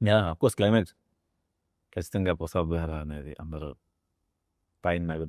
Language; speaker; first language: Telugu; native; Telugu